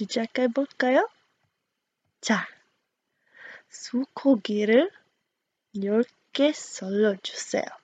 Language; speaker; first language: Korean; non-native, learner; English